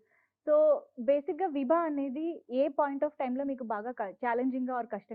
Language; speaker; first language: Telugu; native; Telugu